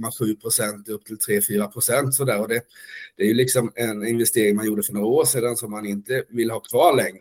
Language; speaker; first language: Swedish; native; Swedish